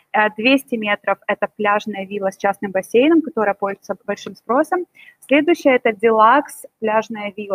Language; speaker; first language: Russian; native; Russian